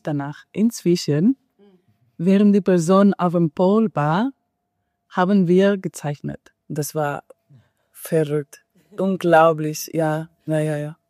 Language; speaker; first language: German; non-native, fluent; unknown